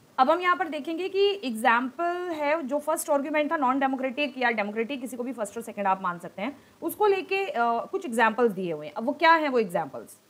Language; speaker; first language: Hindi; non-native, local second language; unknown